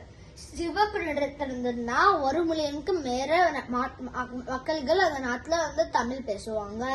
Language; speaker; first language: Tamil; early bilingual, heritage; Tamil